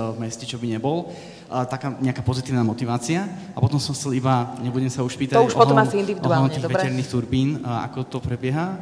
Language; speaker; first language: Slovak; native; Slovak